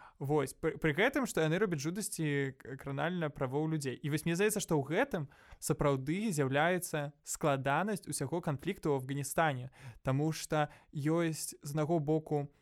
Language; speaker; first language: Belarusian; non-native, local second language; Russian